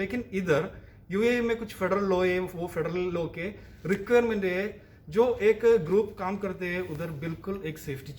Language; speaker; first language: Hindi; non-native, local second language; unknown